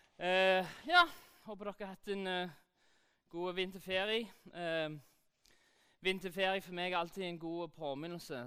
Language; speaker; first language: Norwegian; non-native, fluent; English